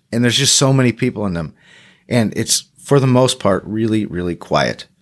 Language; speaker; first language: English; native; English